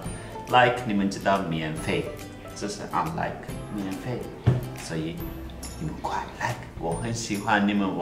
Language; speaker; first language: Chinese; non-native, fluent; Turkish